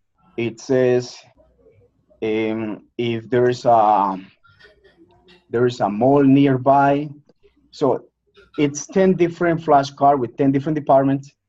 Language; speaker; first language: English; non-native, fluent; Spanish